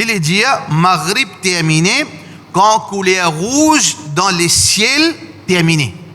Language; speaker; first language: French; non-native, learner; Morisyen